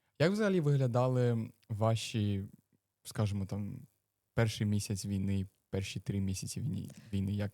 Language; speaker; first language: Ukrainian; native; Ukrainian